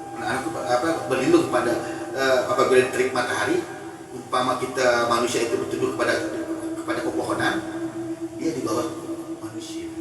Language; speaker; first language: Indonesian; native; Indonesian